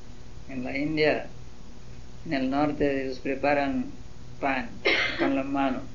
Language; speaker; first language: Spanish; non-native, learner; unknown